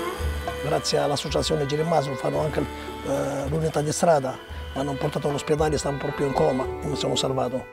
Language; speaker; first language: Italian; non-native, fluent; Arabic